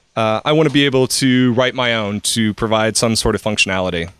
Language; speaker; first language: English; native; English